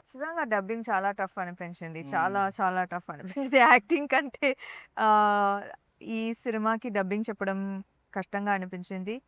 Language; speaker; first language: Telugu; non-native, local second language; Tamil